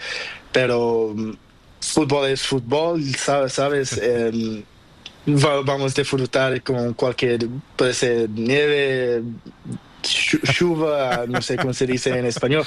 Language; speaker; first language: Spanish; non-native, learner; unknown